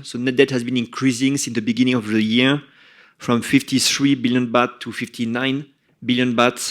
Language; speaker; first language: English; non-native, fluent; French